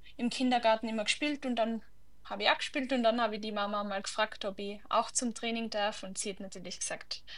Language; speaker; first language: German; native; German